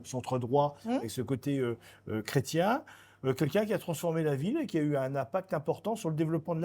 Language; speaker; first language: French; native; French